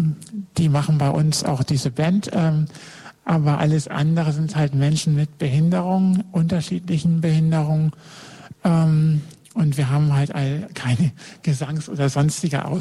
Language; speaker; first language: German; native; German